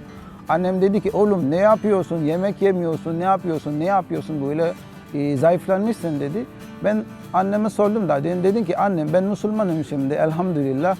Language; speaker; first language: Turkish; non-native, learner; Haitian Creole